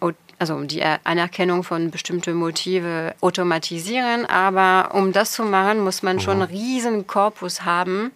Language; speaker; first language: German; non-native, fluent; French